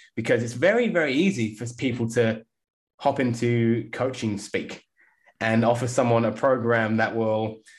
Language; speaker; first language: English; native; English